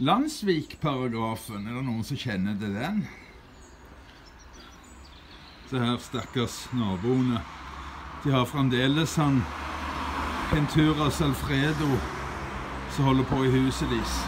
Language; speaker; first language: Norwegian; native; Norwegian